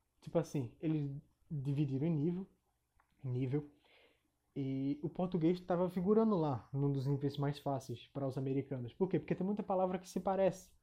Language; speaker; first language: Portuguese; native; Portuguese